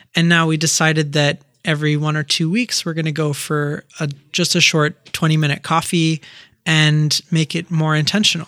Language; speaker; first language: English; native; English